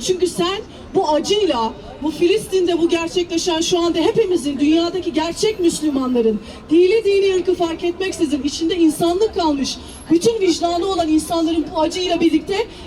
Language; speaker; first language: Turkish; native; Turkish